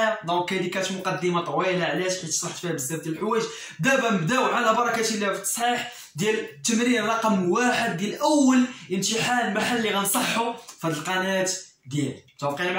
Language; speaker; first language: Arabic; native; Arabic